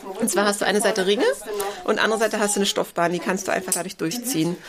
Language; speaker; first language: German; native; German